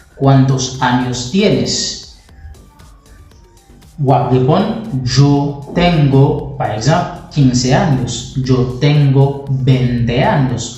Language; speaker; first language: Spanish; non-native, learner; Haitian Creole